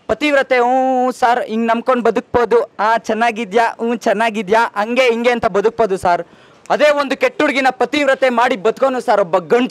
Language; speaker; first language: Kannada; native; Kannada